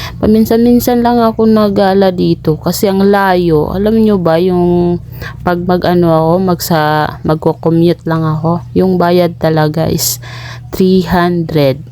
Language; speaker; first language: Filipino; non-native, local second language; Cebuano